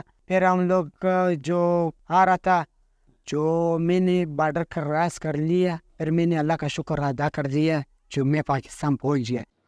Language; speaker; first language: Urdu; early bilingual, other home language; Pashto